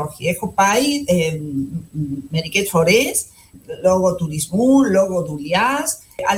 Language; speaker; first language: Greek; non-native, fluent; Spanish